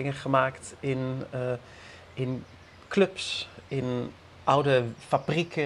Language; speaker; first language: Dutch; native; Dutch